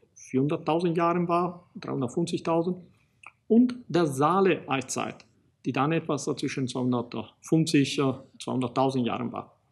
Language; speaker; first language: German; non-native, fluent; Italian